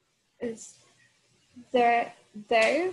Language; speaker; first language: English; non-native, learner; Spanish